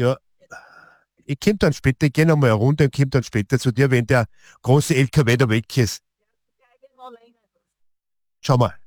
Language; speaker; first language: German; native; German